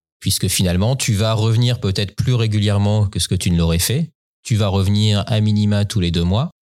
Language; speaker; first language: French; native; French